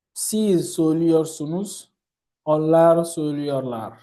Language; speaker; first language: Turkish; non-native, learner; French